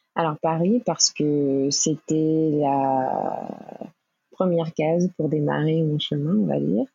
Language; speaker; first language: French; native; French